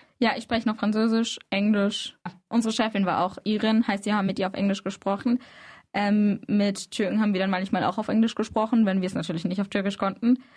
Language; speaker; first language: German; early bilingual, other home language; Arabic